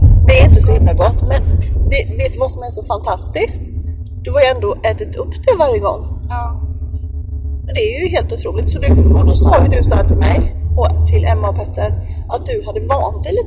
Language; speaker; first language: Swedish; native; Swedish